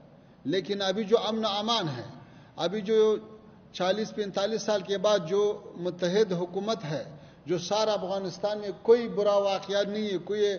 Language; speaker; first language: Hindi; non-native, learner; Pashto